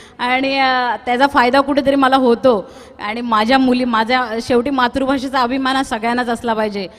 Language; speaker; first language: Marathi; non-native, local second language; Tulu